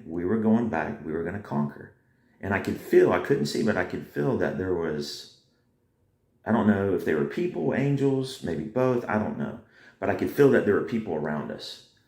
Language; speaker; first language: English; native; English